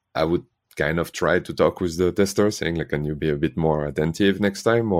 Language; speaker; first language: English; non-native, fluent; French